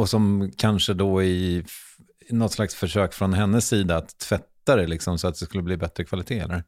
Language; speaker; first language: Swedish; native; Swedish